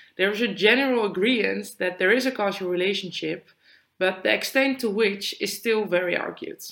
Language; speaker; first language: English; non-native, fluent; Dutch